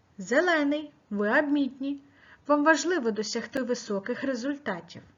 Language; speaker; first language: Ukrainian; native; Ukrainian